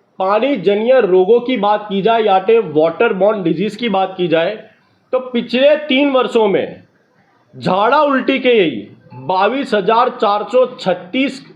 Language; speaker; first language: Hindi; non-native, local second language; Gujarati